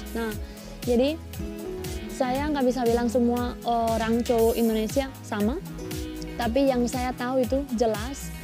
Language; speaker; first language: Indonesian; non-native, fluent; Spanish